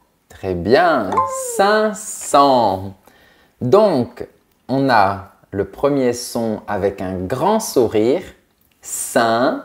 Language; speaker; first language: French; native; French